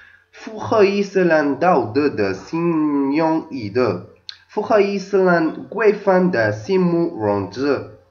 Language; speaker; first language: Chinese; non-native, learner; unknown